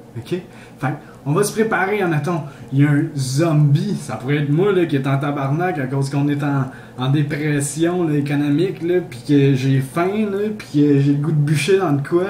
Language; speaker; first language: French; native; French